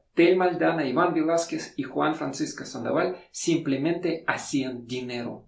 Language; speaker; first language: Spanish; non-native, fluent; Russian